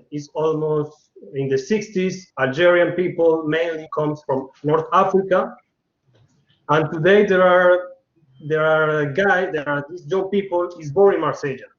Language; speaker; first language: English; non-native, learner; Spanish